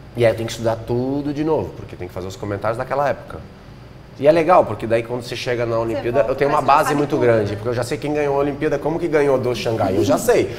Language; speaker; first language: Portuguese; native; Portuguese